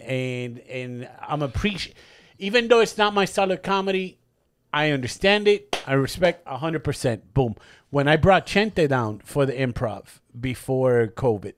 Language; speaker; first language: English; non-native, local second language; Spanish